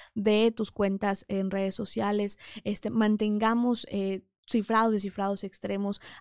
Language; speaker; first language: Spanish; native; Spanish